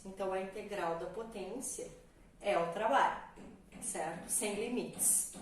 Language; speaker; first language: Portuguese; native; Portuguese